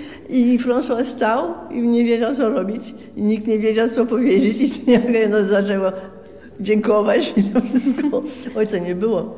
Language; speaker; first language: Polish; early bilingual, heritage; French